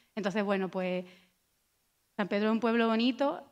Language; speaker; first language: Spanish; native; Spanish